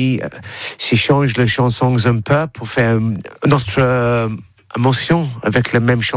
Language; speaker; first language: French; non-native, learner; English